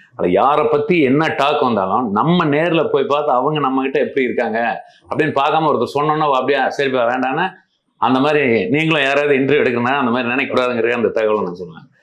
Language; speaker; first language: Tamil; non-native, local second language; Malayalam